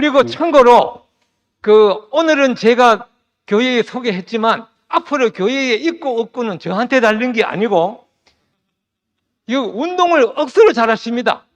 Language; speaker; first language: Korean; native; Korean